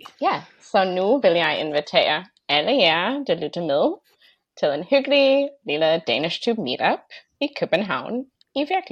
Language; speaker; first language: Danish; non-native, fluent; English